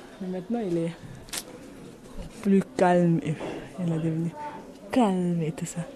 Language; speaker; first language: French; non-native, learner; Tibetan